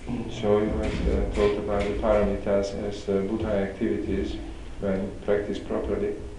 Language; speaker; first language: English; non-native, fluent; Hungarian